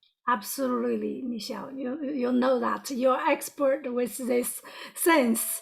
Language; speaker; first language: English; non-native, fluent; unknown